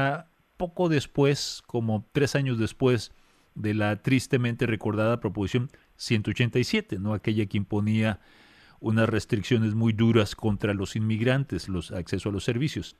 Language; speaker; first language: Spanish; native; Spanish